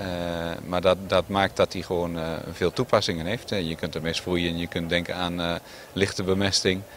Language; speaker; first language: Dutch; native; Dutch